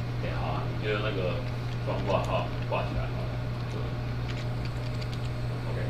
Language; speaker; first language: Chinese; native; Chinese